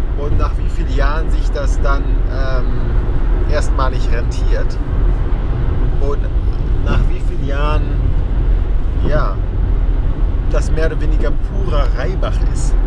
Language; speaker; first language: German; native; German